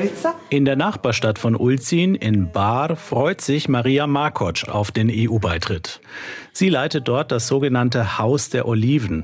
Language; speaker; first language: German; native; German